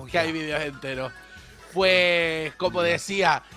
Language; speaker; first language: Spanish; native; Spanish